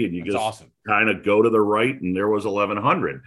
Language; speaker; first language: English; native; English